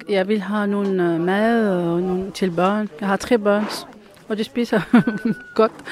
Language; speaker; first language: Danish; non-native, learner; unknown